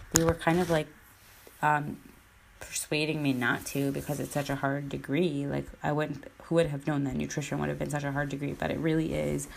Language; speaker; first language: English; native; English